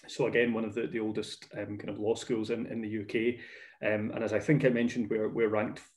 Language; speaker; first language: English; native; English